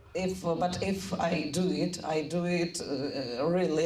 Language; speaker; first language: English; non-native, fluent; Ukrainian